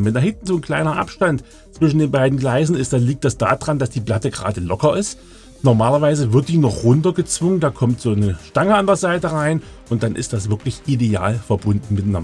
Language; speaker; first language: German; native; German